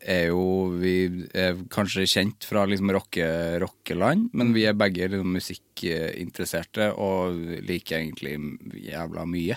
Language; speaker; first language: Norwegian; native; Norwegian